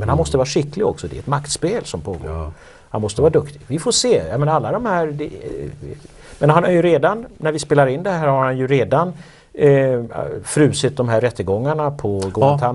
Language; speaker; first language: Swedish; native; Swedish